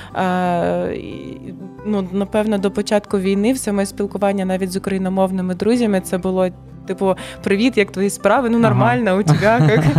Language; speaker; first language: Ukrainian; non-native, local second language; Russian